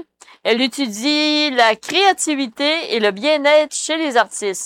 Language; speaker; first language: French; native; French